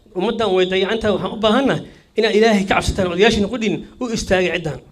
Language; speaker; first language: Somali; native; Somali